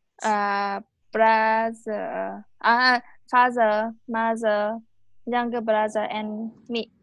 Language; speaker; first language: English; non-native, learner; Vietnamese